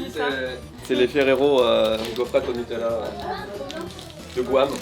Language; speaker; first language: French; native; French